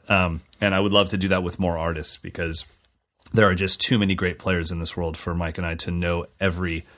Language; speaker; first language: English; native; English